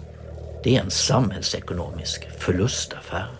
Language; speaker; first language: Swedish; native; Swedish